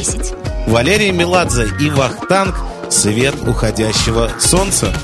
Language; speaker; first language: Russian; native; Russian